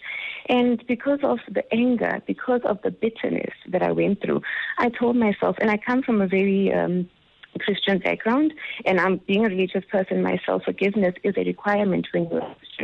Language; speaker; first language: English; non-native, local second language; Xhosa